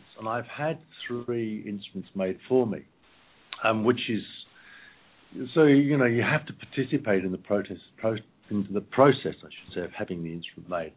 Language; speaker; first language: English; native; English